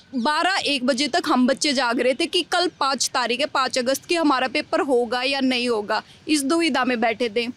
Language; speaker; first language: Hindi; native; Hindi